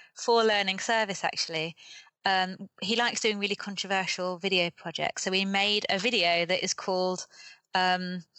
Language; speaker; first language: English; native; English